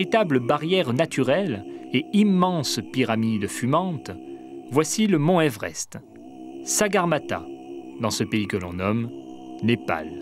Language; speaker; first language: French; native; French